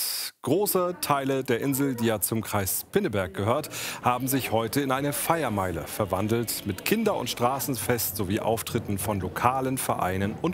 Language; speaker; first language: German; native; German